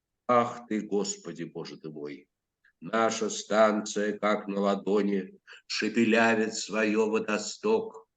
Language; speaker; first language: Russian; native; Russian